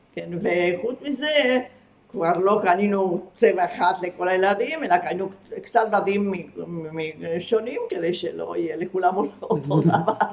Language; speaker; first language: Hebrew; non-native, fluent; Spanish